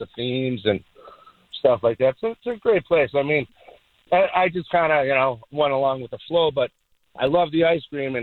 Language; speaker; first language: English; native; English